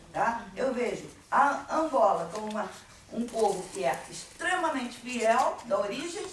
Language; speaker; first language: Portuguese; native; Portuguese